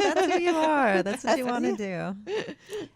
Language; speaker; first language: English; native; English